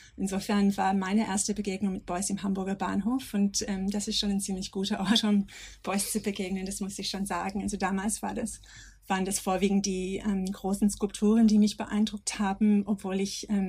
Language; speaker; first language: German; non-native, fluent; English